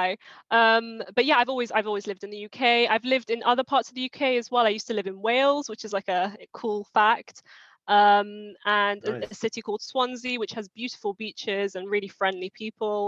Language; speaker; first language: English; native; English